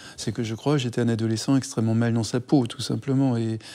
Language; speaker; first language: French; native; French